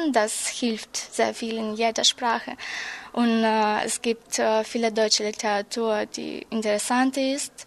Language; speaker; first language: German; non-native, learner; Romanian